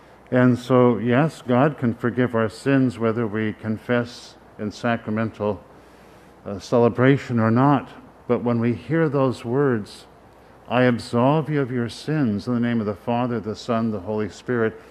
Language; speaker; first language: English; native; English